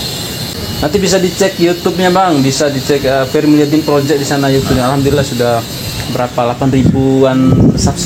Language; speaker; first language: Indonesian; native; Indonesian